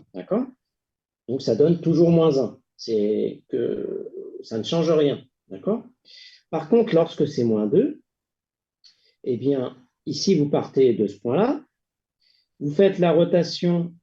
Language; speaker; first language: French; native; French